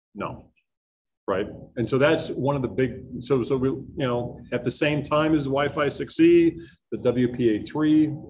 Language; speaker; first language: English; native; English